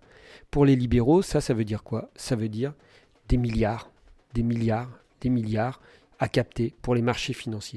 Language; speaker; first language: French; native; French